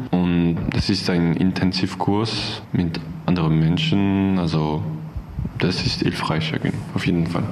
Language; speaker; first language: German; non-native, learner; French